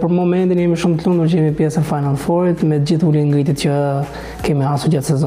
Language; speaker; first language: Albanian; native; Albanian